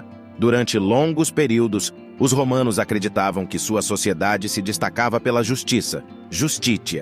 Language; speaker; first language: Portuguese; native; Portuguese